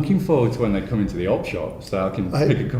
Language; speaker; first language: English; native; English